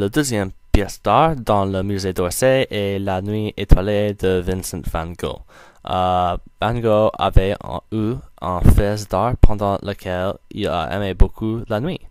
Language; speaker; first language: French; non-native, learner; English